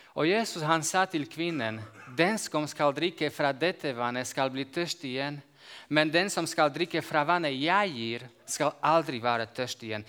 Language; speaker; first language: Norwegian; non-native, fluent; Slovak